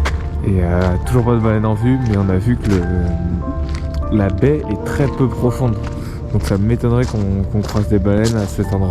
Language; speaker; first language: French; native; French